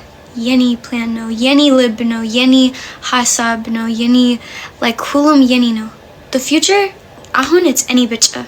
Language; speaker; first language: Amharic; non-native, learner; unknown